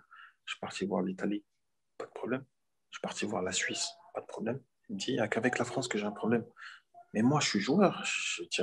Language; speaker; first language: French; native; French